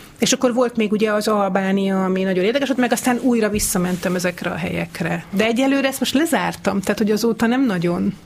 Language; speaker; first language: Hungarian; native; Hungarian